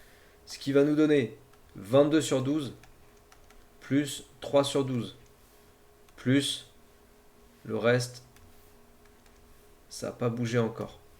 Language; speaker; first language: French; native; French